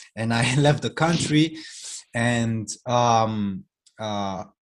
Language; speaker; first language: English; non-native, fluent; Romanian